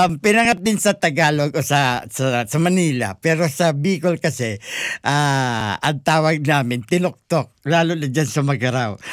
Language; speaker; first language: Filipino; non-native, local second language; Bikol